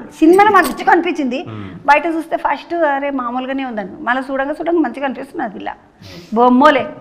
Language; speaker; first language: Telugu; native; Telugu